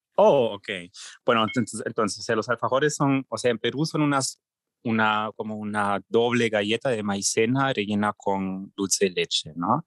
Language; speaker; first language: Spanish; early bilingual, heritage; German